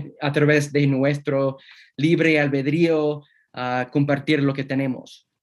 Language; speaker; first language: Spanish; non-native, fluent; English